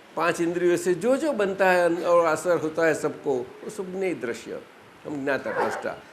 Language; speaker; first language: Hindi; non-native, local second language; Gujarati